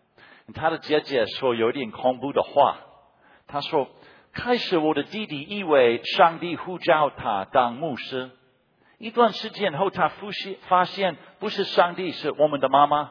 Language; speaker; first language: Chinese; non-native, fluent; English